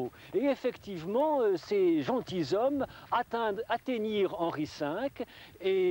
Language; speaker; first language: French; native; French